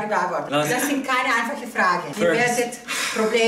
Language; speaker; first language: German; non-native, local second language; Italian